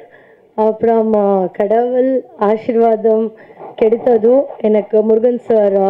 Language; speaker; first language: Tamil; non-native, learner; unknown